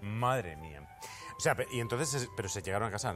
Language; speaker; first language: Spanish; native; Spanish